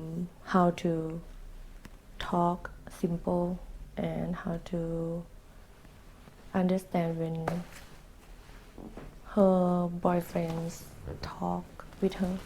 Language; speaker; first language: English; non-native, learner; Thai